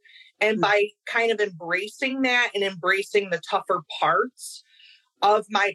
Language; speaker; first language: English; native; English